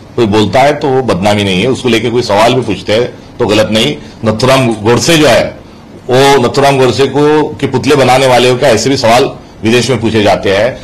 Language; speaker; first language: Hindi; non-native, local second language; Marathi